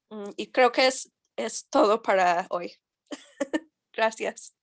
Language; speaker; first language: Spanish; non-native, learner; English